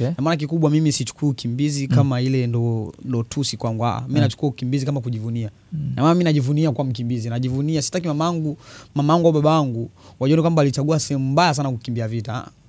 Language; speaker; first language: Swahili; early bilingual, other home language; Bembe